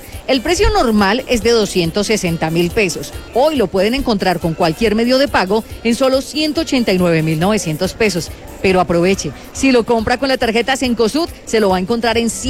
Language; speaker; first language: Spanish; native; Spanish